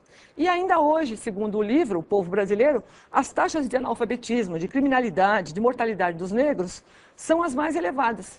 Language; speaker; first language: Portuguese; native; Portuguese